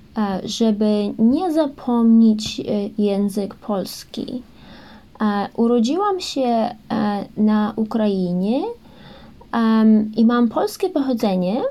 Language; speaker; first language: Polish; early bilingual, heritage; Ukrainian